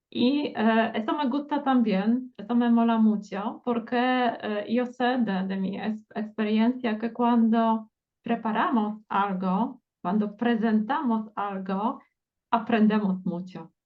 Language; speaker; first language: Spanish; non-native, fluent; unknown